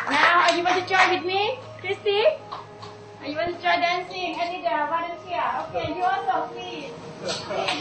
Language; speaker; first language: English; non-native, learner; Thai